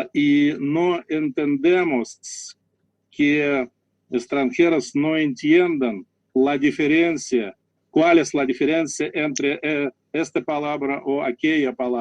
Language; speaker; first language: Spanish; non-native, learner; Russian